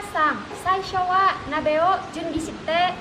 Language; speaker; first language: Japanese; non-native, learner; Indonesian